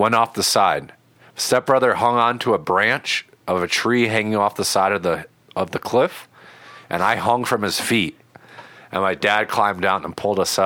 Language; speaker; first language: English; native; English